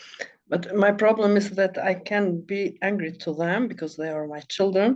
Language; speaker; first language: English; non-native, learner; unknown